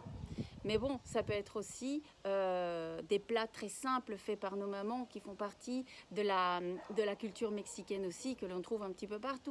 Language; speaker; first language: French; non-native, fluent; Spanish